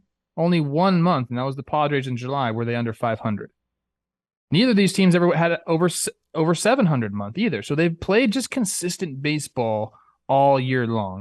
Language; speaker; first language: English; native; English